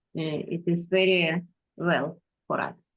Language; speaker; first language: English; non-native, learner; Russian